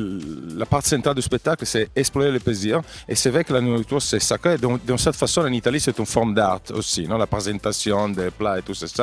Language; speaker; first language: French; non-native, fluent; Italian